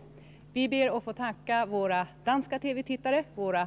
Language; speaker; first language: Swedish; native; Swedish